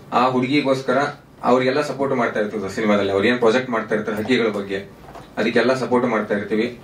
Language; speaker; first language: Kannada; native; Kannada